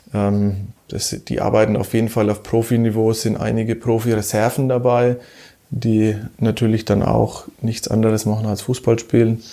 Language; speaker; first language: German; native; German